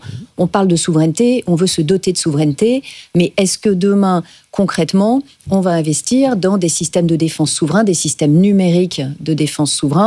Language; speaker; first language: French; native; French